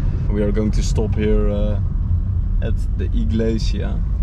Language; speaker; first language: English; non-native, fluent; Dutch